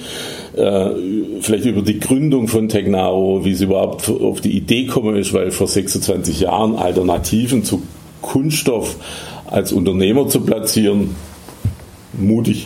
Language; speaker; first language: German; native; German